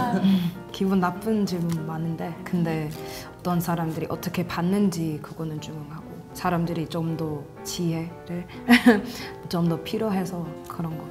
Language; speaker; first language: Korean; non-native, learner; English